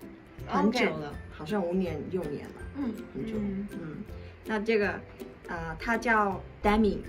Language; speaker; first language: Chinese; non-native, fluent; Mongolian